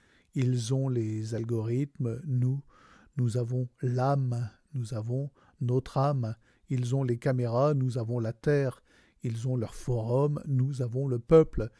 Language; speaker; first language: French; native; French